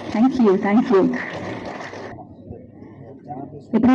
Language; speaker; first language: Tamil; native; Tamil